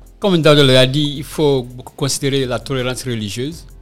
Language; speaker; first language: French; non-native, local second language; Fula